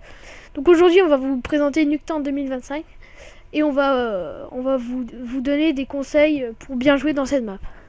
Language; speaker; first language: French; native; French